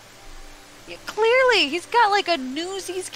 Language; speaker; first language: English; native; English